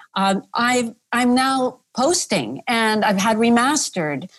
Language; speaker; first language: English; native; English